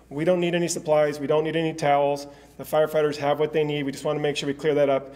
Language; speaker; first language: English; native; English